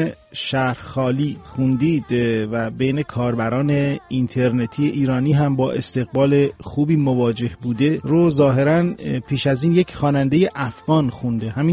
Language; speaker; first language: Persian; native; Persian